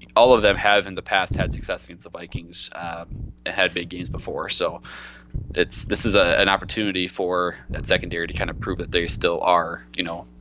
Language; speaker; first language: English; native; English